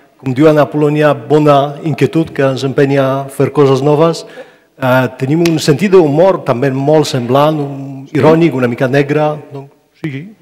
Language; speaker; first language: Catalan; non-native, fluent; Polish